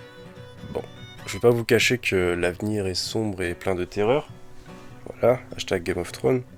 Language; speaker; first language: French; native; French